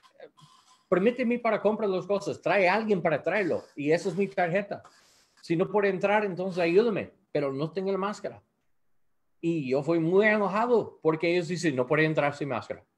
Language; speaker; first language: Spanish; non-native, learner; English